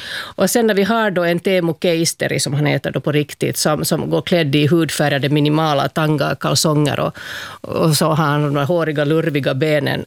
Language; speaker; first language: Swedish; native; Swedish